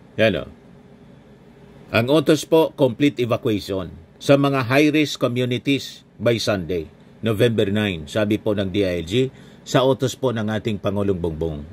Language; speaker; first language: Filipino; native; Filipino